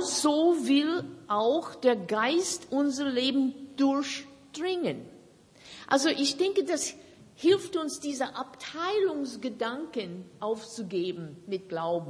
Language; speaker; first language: German; non-native, fluent; English